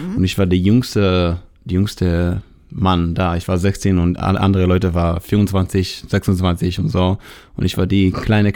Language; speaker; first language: German; non-native, fluent; Hebrew